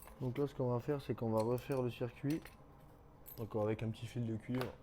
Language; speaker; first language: French; native; French